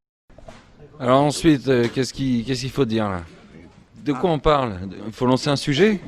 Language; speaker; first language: French; native; French